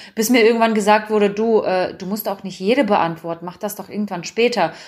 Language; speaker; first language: German; native; German